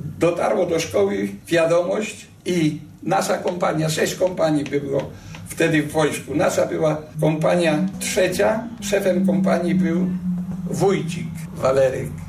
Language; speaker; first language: Polish; native; Polish